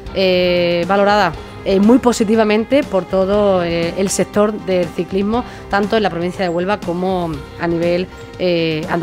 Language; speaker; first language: Spanish; native; Spanish